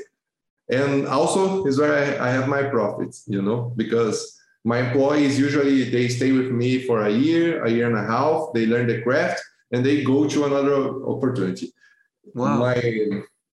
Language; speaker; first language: English; non-native, fluent; Portuguese